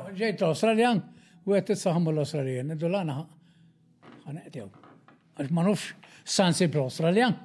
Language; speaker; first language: Maltese; native; Maltese